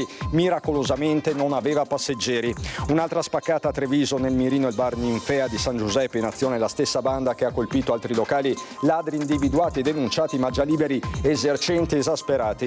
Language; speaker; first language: Italian; native; Italian